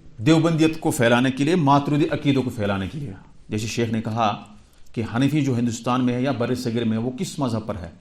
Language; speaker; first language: Urdu; non-native, local second language; Kashmiri